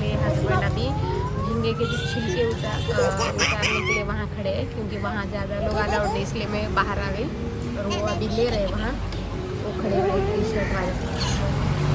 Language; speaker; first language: Hindi; native; Hindi